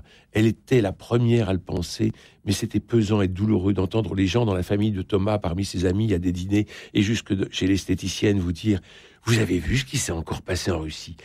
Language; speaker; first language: French; native; French